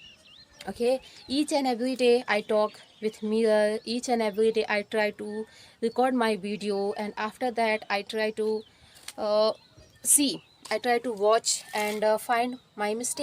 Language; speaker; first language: English; non-native, learner; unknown